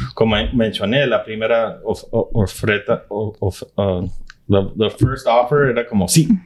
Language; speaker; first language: Spanish; early bilingual, heritage; Spanish